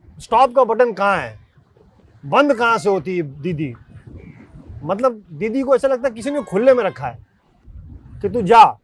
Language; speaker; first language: Hindi; native; Hindi